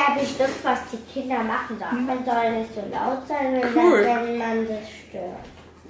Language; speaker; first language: German; early bilingual, other home language; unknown